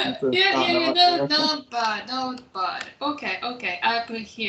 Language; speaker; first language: English; non-native, fluent; Japanese